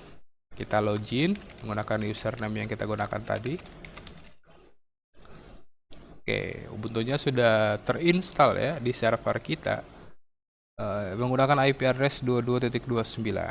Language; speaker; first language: Indonesian; native; Indonesian